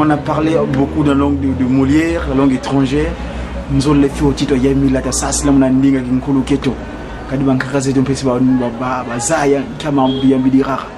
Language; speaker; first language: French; non-native, local second language; Kongo